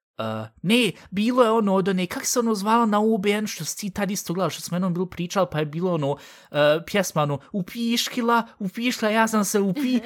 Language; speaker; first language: Bosnian; early bilingual, heritage; Bosnian